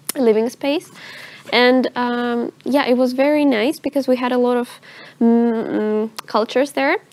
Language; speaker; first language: English; non-native, fluent; Russian